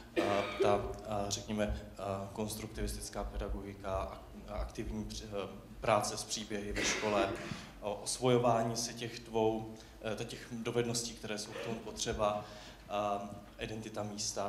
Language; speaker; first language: Czech; native; Czech